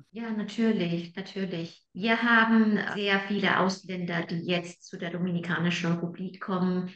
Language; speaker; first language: German; non-native, fluent; Spanish